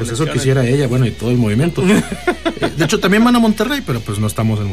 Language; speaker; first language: Spanish; native; Spanish